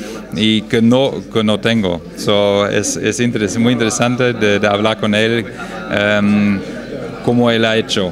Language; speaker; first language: Spanish; non-native, fluent; German